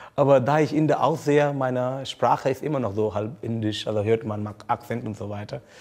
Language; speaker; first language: German; non-native, fluent; Hindi